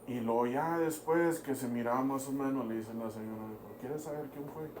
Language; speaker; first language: Spanish; early bilingual, heritage; Spanish